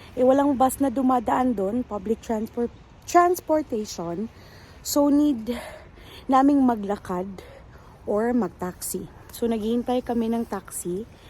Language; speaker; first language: Filipino; native; Filipino